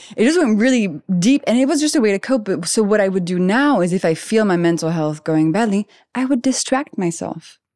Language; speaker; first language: English; non-native, fluent; French